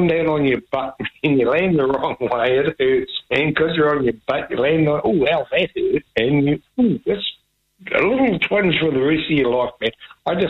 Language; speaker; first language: English; native; English